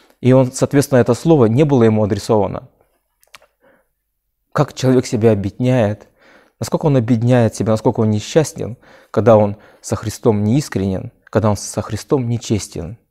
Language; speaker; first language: Russian; native; Russian